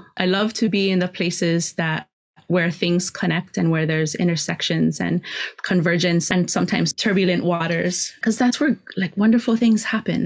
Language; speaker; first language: English; native; English